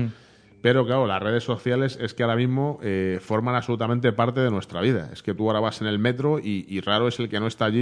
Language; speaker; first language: Spanish; native; Spanish